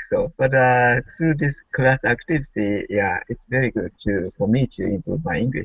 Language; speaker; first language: English; non-native, learner; Japanese